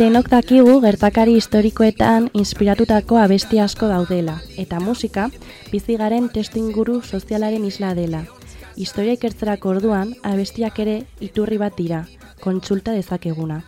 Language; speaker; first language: Basque; native; Basque